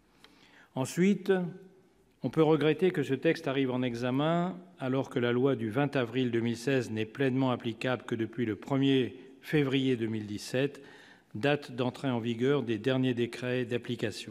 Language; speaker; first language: French; native; French